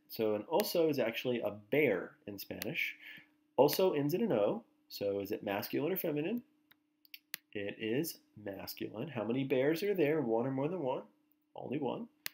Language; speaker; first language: English; native; English